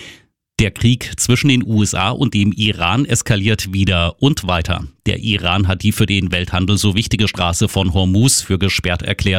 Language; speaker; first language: German; native; German